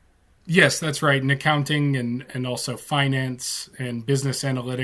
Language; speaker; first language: English; native; English